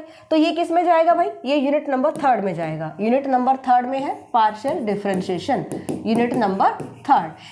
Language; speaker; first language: Hindi; native; Hindi